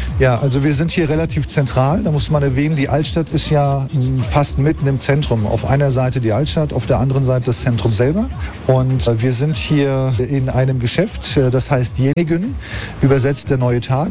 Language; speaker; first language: German; non-native, fluent; Turkish